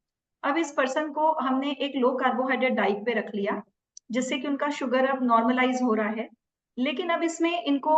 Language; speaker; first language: Hindi; native; Hindi